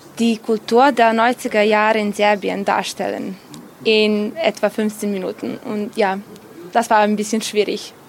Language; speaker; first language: German; non-native, fluent; Serbian